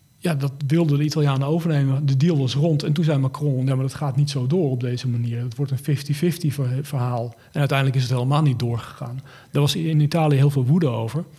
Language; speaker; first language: Dutch; native; Dutch